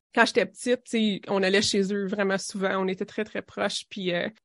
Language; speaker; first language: French; native; French